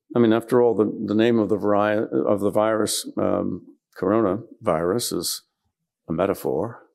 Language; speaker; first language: English; native; English